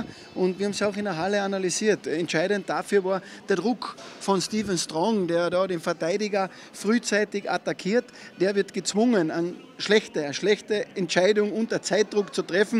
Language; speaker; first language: German; native; German